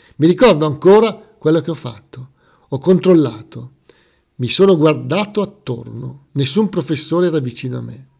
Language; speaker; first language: Italian; native; Italian